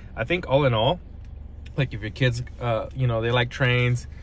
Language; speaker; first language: English; early bilingual, other home language; Spanish